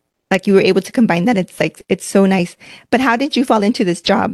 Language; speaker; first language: English; early bilingual, other home language; Spanish